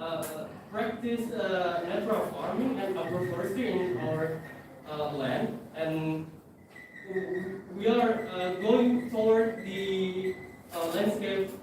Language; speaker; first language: English; non-native, fluent; Indonesian